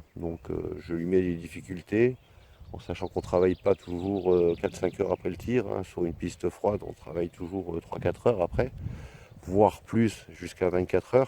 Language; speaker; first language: French; native; French